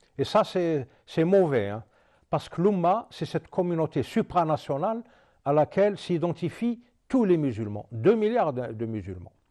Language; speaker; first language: French; non-native, local second language; Arabic